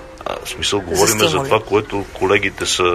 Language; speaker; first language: Bulgarian; native; Bulgarian